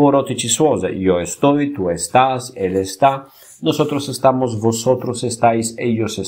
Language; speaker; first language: Spanish; non-native, fluent; Bulgarian